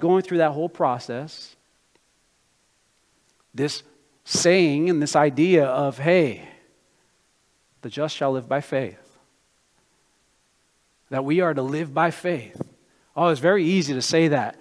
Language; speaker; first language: English; native; English